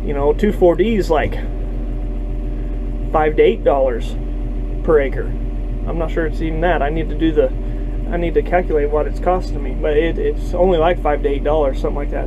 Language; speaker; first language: English; native; English